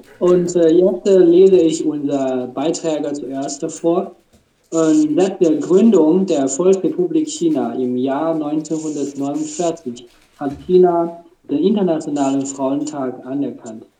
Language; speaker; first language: German; non-native, learner; Chinese